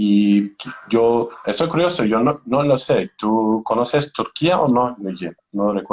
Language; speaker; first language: Spanish; non-native, learner; Turkish